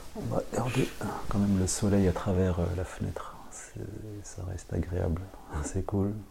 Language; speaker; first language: French; early bilingual, other home language; Khmer